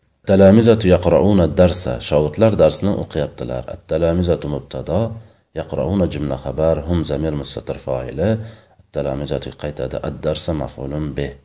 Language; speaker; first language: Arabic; non-native, fluent; Uzbek